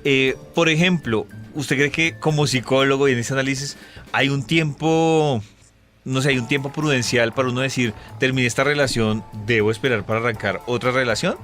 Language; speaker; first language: Spanish; native; Spanish